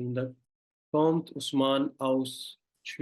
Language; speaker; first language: German; non-native, fluent; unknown